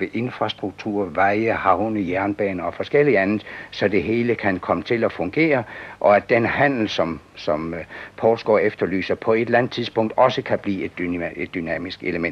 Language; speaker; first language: Danish; native; Danish